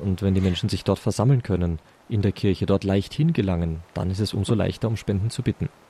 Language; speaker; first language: German; native; German